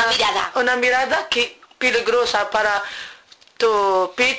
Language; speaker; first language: Spanish; non-native, learner; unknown